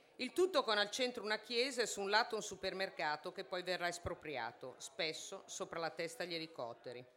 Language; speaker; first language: Italian; native; Italian